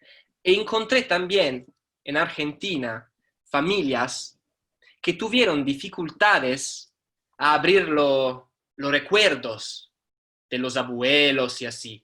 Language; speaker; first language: Spanish; non-native, fluent; Italian